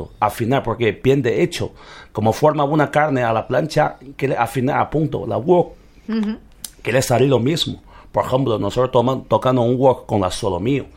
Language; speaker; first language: Spanish; non-native, learner; Chinese